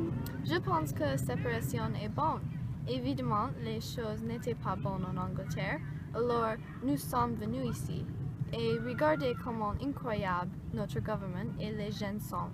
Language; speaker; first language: French; non-native, learner; English